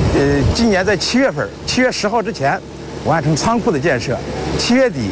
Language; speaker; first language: Chinese; native; Chinese